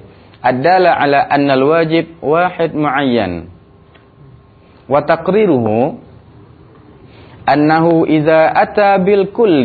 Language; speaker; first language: Arabic; non-native, fluent; Indonesian